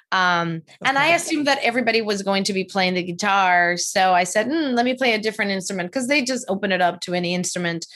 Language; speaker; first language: English; non-native, fluent; Spanish